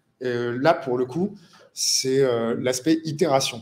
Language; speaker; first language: French; native; French